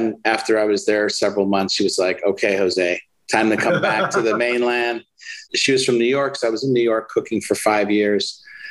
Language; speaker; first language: English; native; English